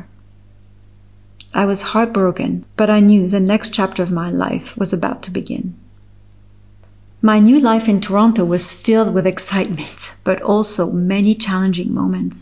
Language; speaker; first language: English; non-native, fluent; French